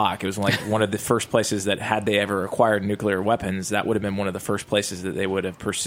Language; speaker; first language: English; native; English